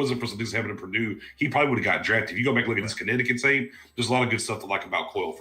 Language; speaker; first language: English; native; English